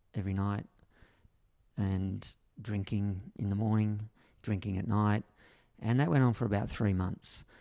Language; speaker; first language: English; native; English